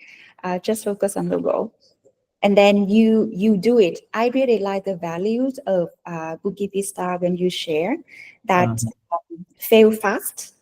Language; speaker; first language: English; non-native, fluent; Vietnamese